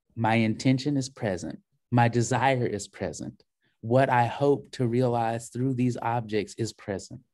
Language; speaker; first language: English; native; English